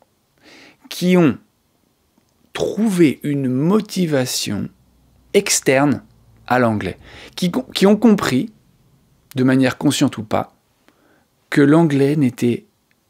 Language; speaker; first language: French; native; French